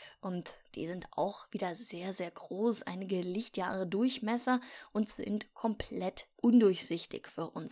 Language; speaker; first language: German; native; German